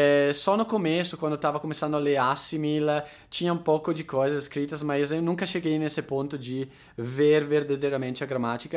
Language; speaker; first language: Portuguese; non-native, fluent; Italian